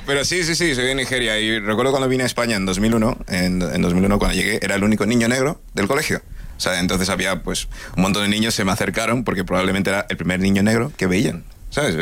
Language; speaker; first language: Spanish; early bilingual, other home language; English